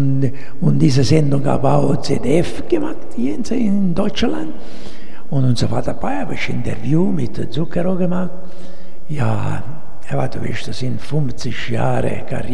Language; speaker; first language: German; non-native, learner; Italian